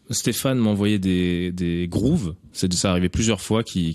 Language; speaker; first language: French; native; French